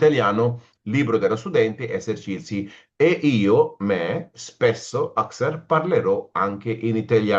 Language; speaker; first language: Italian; non-native, fluent; Hindi